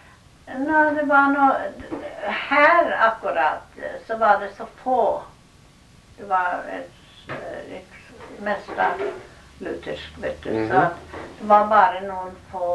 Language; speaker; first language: Norwegian; early bilingual, heritage; Norwegian